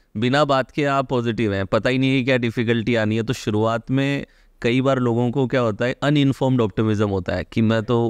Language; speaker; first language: Hindi; native; Hindi